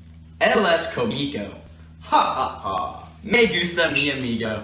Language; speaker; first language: Spanish; non-native, learner; English